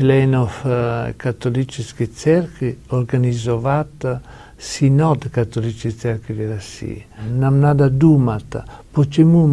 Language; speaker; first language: Russian; non-native, learner; Italian